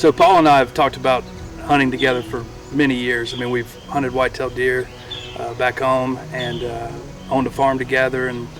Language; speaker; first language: English; native; English